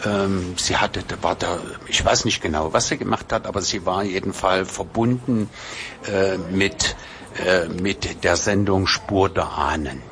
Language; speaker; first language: German; native; German